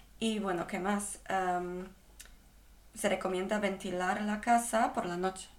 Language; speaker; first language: Spanish; non-native, fluent; Polish